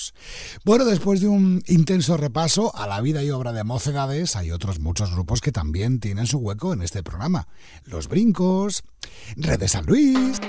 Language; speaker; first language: Spanish; native; Spanish